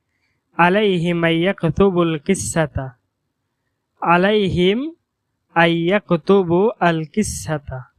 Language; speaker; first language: Arabic; non-native, fluent; Bangla